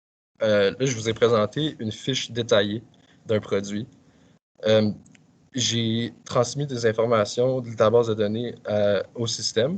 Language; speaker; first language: French; native; French